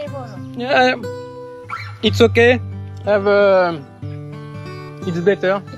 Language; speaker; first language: English; non-native, learner; French